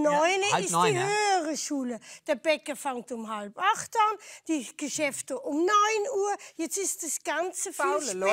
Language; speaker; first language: German; non-native, fluent; Dutch